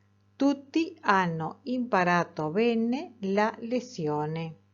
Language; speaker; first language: Italian; non-native, fluent; Spanish